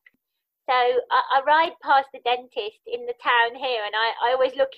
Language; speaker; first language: English; native; English